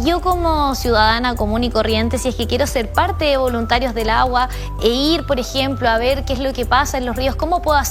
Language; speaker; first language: Spanish; native; Spanish